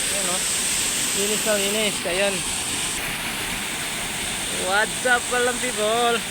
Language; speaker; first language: Filipino; non-native, local second language; Cebuano